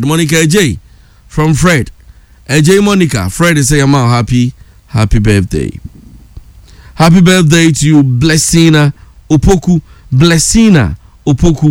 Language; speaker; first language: English; non-native, local second language; Akan